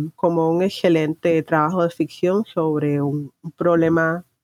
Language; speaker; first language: Spanish; native; Spanish